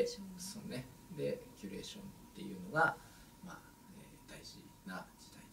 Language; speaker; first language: Japanese; native; Japanese